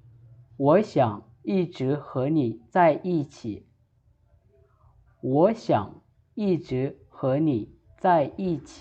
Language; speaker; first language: Chinese; non-native, fluent; Lao